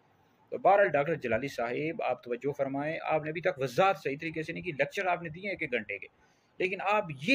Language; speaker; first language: Urdu; native; Urdu